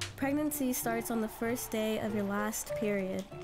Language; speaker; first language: English; native; English